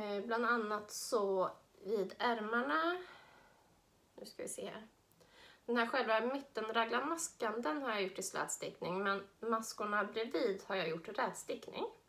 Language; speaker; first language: Swedish; native; Swedish